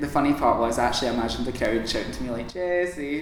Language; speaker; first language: English; native; English